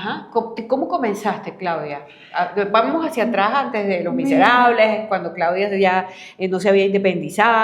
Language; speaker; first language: Spanish; native; Spanish